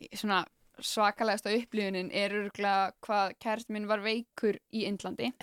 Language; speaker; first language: Icelandic; native; Icelandic